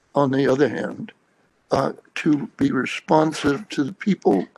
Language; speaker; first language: English; native; English